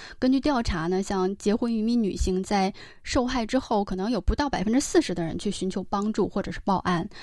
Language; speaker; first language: Chinese; native; Chinese